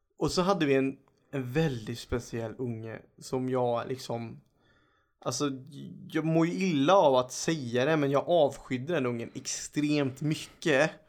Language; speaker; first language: Swedish; native; Swedish